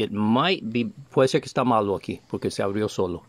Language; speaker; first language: Spanish; non-native, fluent; English